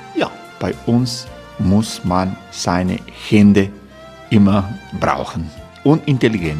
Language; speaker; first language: German; non-native, learner; Croatian